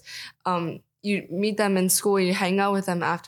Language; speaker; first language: English; non-native, local second language; Cantonese